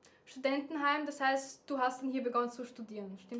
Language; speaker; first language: German; native; German